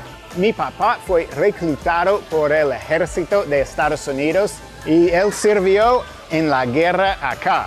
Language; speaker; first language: Spanish; non-native, fluent; English